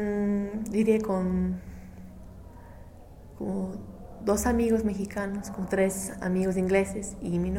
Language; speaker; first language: Spanish; non-native, fluent; English